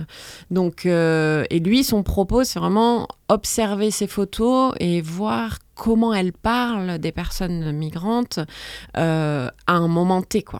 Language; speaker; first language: French; native; French